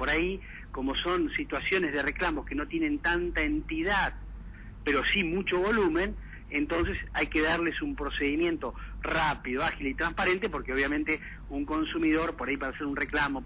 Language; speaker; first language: Spanish; native; Spanish